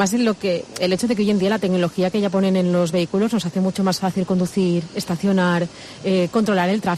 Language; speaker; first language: Spanish; native; Spanish